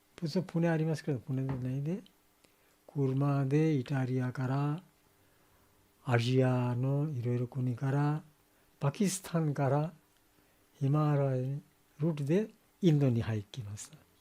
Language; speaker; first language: Japanese; non-native, fluent; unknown